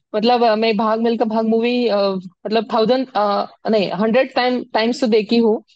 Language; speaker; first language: Hindi; non-native, local second language; Marathi